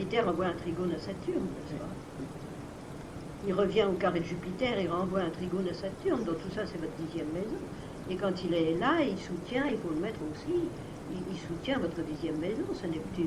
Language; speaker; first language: French; native; French